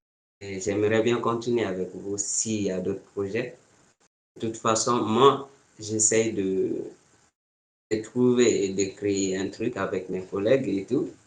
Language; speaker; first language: French; non-native, fluent; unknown